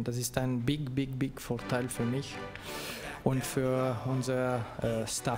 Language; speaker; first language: German; non-native, fluent; French